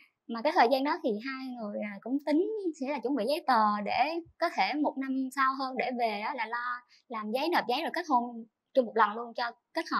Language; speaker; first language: Vietnamese; native; Vietnamese